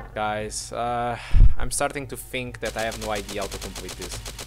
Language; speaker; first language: English; non-native, fluent; Portuguese